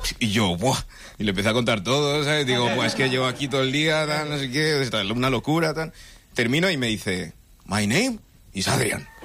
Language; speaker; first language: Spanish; early bilingual, other home language; English